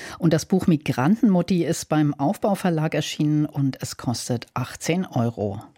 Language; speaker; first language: German; native; German